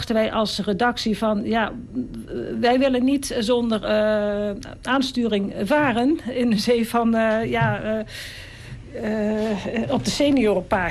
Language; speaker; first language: Dutch; native; Dutch